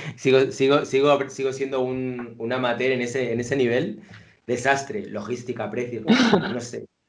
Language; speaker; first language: Spanish; native; Spanish